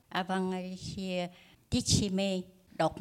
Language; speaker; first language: French; non-native, learner; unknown